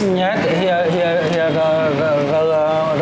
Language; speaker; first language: English; non-native, learner; Vietnamese